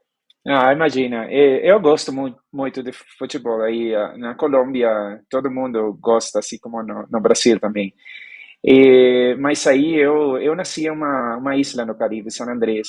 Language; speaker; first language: Portuguese; non-native, fluent; Spanish